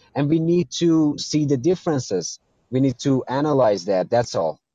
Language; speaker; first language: English; non-native, fluent; Persian